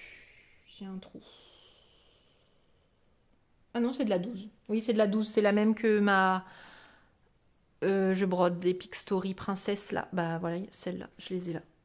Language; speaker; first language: French; native; French